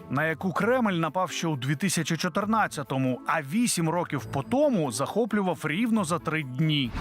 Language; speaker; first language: Ukrainian; native; Ukrainian